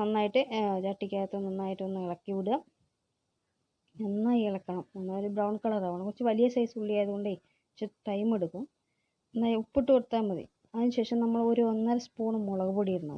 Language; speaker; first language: Malayalam; native; Malayalam